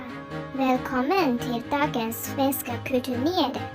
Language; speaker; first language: Swedish; non-native, learner; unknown